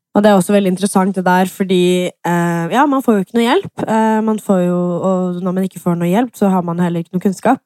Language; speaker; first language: Norwegian; early bilingual, other home language; English